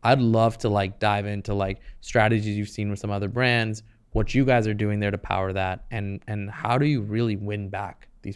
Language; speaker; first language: English; native; English